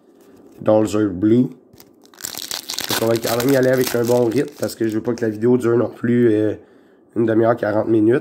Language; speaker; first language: French; native; French